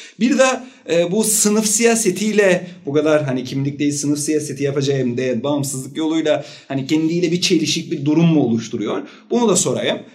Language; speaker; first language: Turkish; native; Turkish